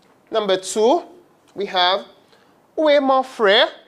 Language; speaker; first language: French; non-native, fluent; English